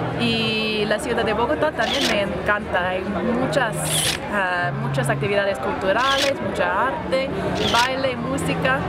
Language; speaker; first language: Spanish; non-native, fluent; Italian